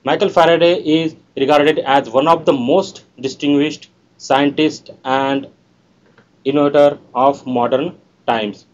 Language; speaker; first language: English; non-native, local second language; Marathi